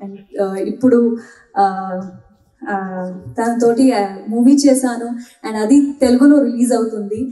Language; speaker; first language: Telugu; non-native, local second language; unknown